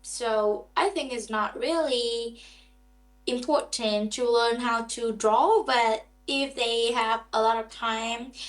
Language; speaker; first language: English; non-native, learner; Vietnamese